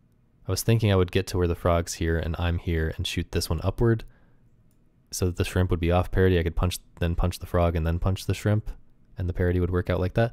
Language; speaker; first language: English; native; English